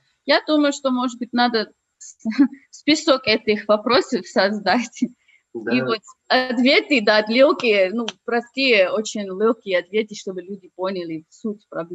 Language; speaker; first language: Russian; non-native, fluent; English